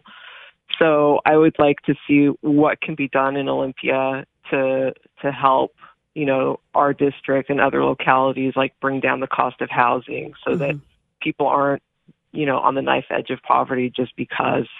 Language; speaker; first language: English; early bilingual, other home language; Hebrew